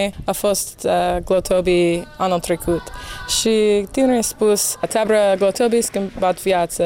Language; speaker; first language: Romanian; non-native, learner; English